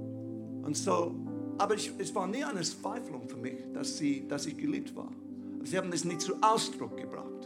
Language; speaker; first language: German; non-native, fluent; English